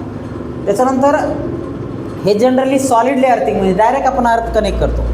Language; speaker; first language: Marathi; native; Marathi